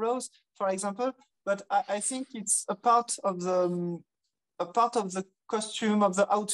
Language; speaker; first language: English; non-native, fluent; French